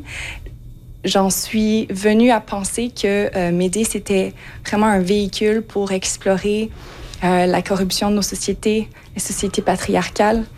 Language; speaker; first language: French; non-native, local second language; English